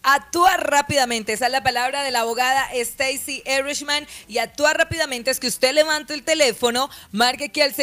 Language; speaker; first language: Spanish; native; Spanish